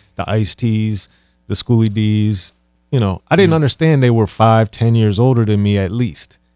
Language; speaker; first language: English; native; English